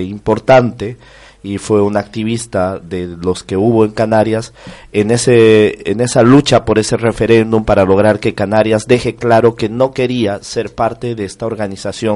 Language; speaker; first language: Spanish; native; Spanish